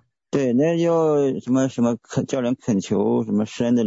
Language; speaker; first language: Chinese; native; Chinese